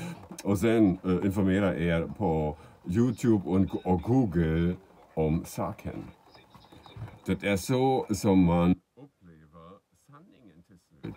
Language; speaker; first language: Swedish; non-native, fluent; German